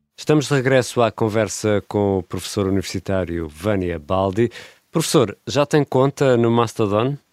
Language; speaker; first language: Portuguese; native; Portuguese